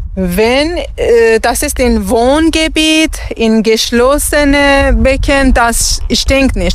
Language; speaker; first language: German; non-native, learner; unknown